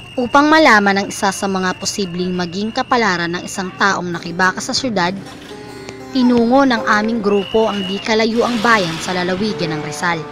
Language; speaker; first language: Filipino; native; Filipino